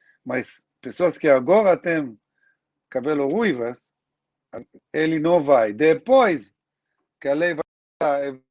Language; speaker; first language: Portuguese; non-native, learner; Hebrew